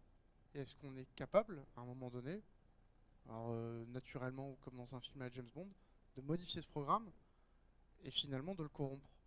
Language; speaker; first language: French; native; French